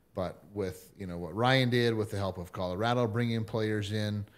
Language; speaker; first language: English; native; English